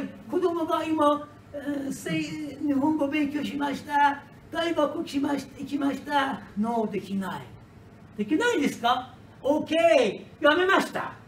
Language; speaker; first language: Japanese; non-native, learner; Persian